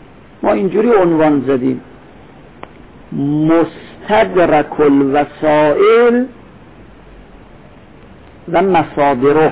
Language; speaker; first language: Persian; native; Persian